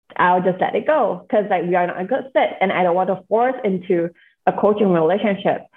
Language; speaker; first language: English; native; English